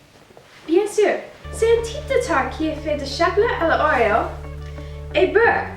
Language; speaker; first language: French; non-native, learner; English